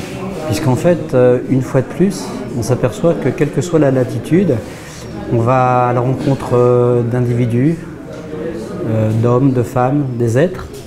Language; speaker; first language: French; native; French